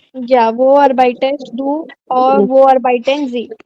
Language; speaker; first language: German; non-native, fluent; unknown